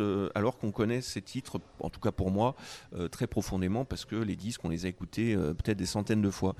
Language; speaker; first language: French; native; French